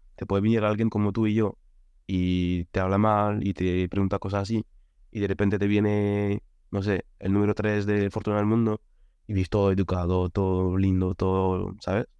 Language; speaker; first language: Spanish; non-native, fluent; French